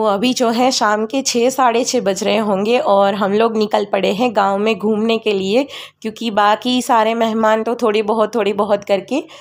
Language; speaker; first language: Hindi; non-native, local second language; Gujarati